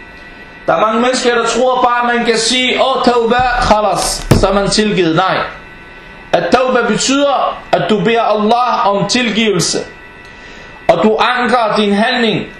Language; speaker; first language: Danish; early bilingual, other home language; Arabic